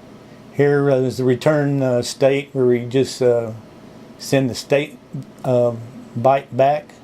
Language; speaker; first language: English; native; English